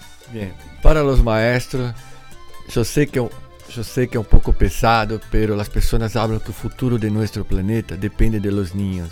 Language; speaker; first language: Spanish; non-native, learner; Portuguese